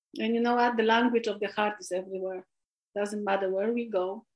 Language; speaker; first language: English; non-native, fluent; Polish